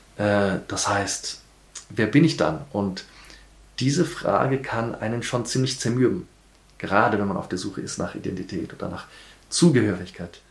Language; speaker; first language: German; early bilingual, heritage; German